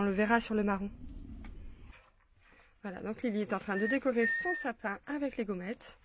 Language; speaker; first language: French; native; French